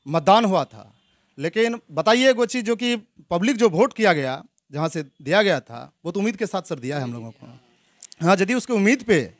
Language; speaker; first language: Hindi; native; Hindi